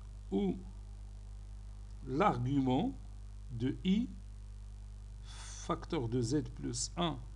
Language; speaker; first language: French; non-native, local second language; Arabic